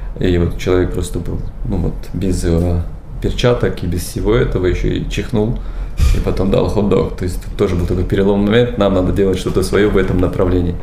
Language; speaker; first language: Russian; non-native, local second language; Tajik